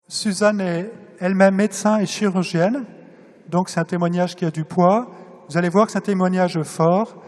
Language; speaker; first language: French; native; French